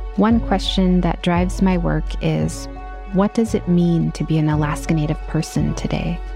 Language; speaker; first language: English; native; English